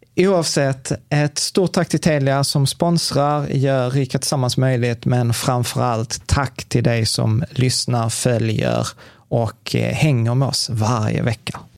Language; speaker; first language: Swedish; native; Swedish